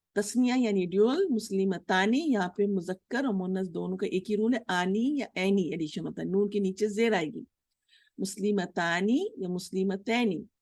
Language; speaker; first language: Urdu; native; Urdu